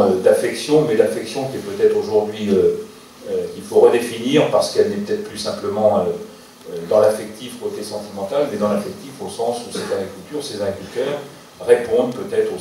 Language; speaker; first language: French; native; French